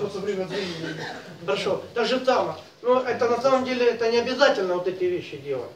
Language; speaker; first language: Russian; native; Russian